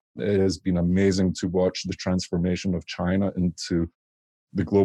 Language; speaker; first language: English; native; English